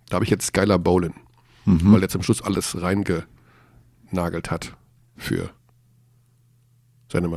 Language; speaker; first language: German; native; German